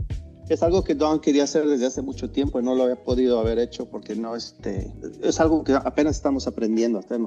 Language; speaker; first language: Spanish; non-native, fluent; English